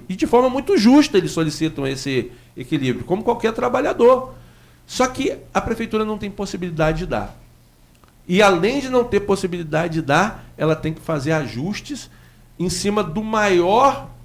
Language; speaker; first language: Portuguese; native; Portuguese